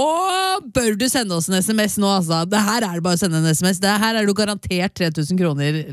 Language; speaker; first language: Norwegian; native; Norwegian